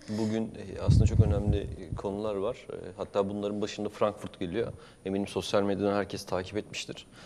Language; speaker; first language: Turkish; native; Turkish